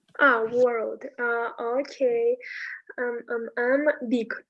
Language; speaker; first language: English; non-native, learner; Russian